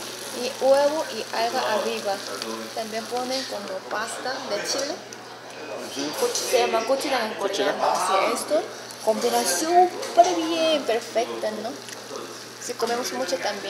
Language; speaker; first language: Spanish; non-native, learner; Korean